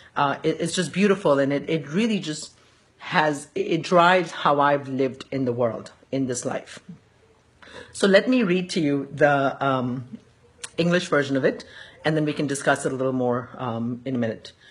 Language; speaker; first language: English; early bilingual, other home language; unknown